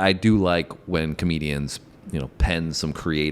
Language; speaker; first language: English; native; English